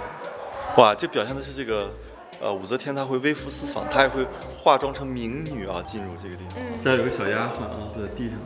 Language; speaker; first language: Chinese; native; Chinese